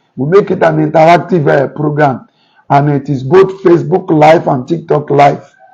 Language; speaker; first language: English; non-native, local second language; Yoruba